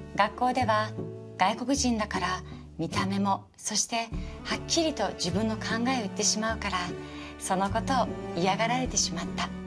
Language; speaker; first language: Japanese; early bilingual, other home language; Persian